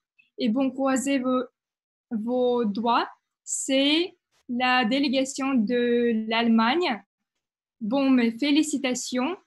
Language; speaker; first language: French; non-native, fluent; Russian